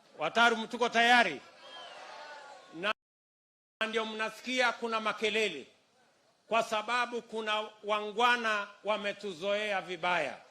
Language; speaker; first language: Swahili; non-native, local second language; Kalenjin